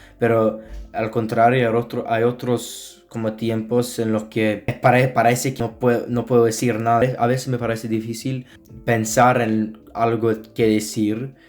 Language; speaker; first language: Spanish; non-native, learner; Azerbaijani